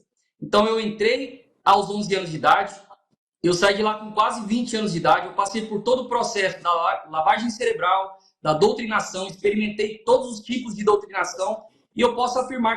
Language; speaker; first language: Portuguese; native; Portuguese